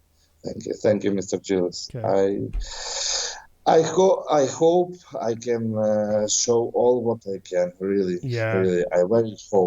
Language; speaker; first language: English; non-native, learner; Ukrainian